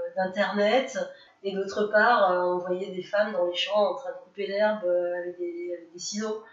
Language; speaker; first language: French; native; French